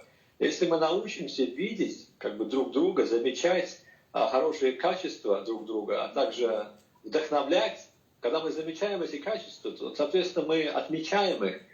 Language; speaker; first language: Russian; native; Russian